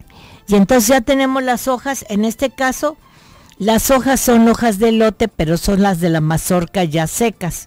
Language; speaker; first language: Spanish; native; Spanish